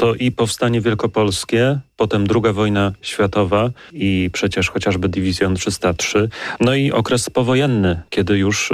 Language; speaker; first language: Polish; native; Polish